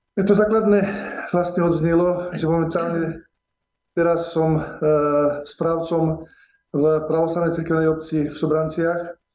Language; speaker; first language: Slovak; native; Slovak